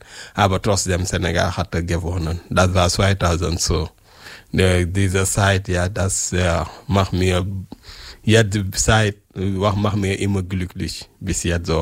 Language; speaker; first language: German; non-native, learner; French